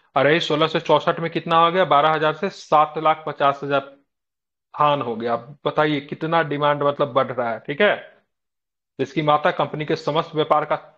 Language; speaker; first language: Hindi; native; Hindi